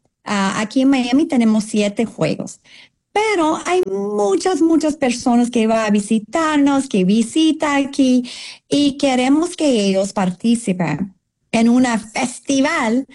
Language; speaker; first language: Spanish; non-native, fluent; English